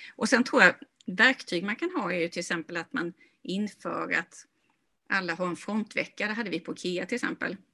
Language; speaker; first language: Swedish; native; Swedish